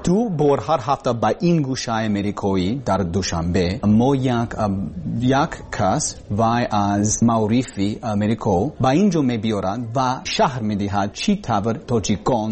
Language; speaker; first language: Persian; non-native, learner; English